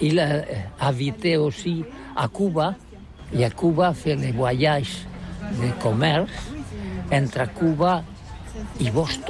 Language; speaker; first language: French; non-native, learner; Catalan